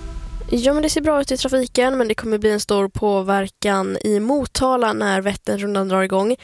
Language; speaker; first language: Swedish; native; Swedish